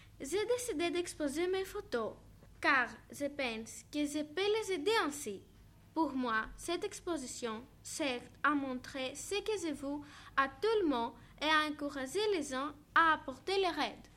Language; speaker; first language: French; non-native, learner; Greek